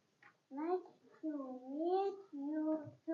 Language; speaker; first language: English; non-native, learner; Kazakh